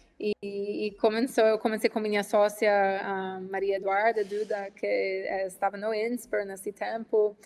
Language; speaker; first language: Portuguese; non-native, fluent; English